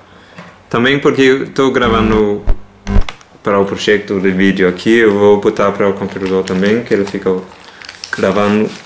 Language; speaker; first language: Portuguese; non-native, fluent; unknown